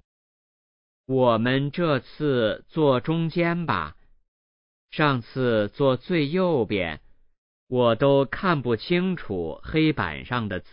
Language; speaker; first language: Chinese; native; Chinese